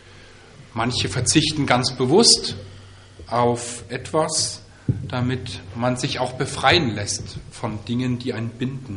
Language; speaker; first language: German; native; German